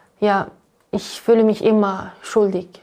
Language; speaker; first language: German; non-native, learner; Uyghur